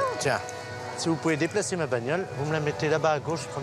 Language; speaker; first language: French; native; French